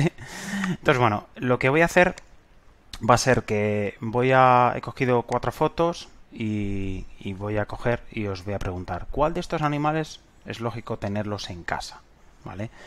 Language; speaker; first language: Spanish; native; Spanish